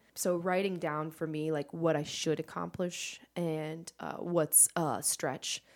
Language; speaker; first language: English; native; English